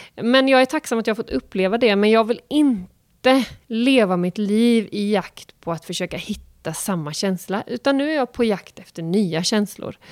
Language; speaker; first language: Swedish; native; Swedish